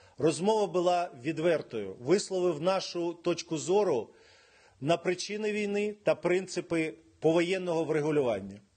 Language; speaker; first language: Ukrainian; non-native, local second language; Russian